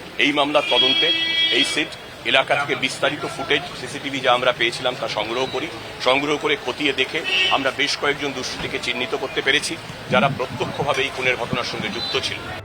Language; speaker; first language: Bangla; native; Bangla